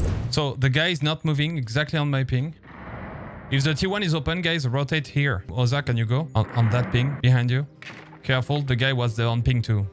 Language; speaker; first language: English; non-native, fluent; French